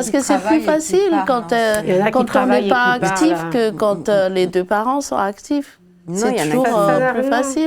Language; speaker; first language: French; non-native, local second language; Malagasy